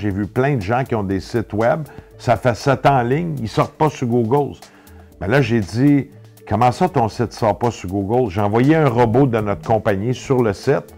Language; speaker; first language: French; native; French